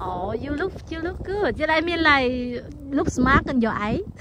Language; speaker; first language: English; non-native, local second language; Vietnamese